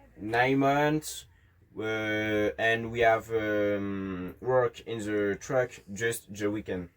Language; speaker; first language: English; non-native, learner; French